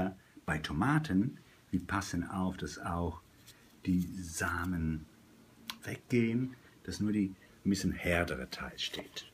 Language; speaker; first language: German; non-native, fluent; Italian